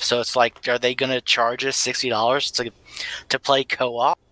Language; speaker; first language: English; native; English